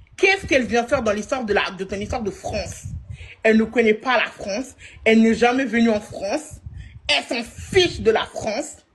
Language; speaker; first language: French; early bilingual, other home language; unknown